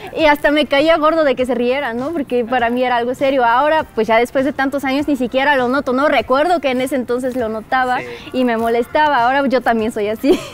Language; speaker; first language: Spanish; non-native, fluent; Bulgarian